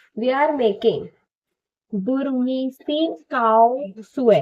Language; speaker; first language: English; non-native, local second language; Marathi